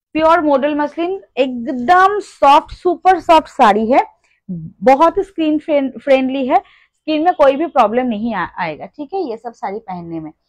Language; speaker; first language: Hindi; non-native, local second language; Bangla